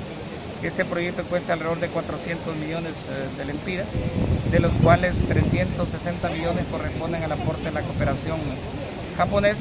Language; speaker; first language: Spanish; native; Spanish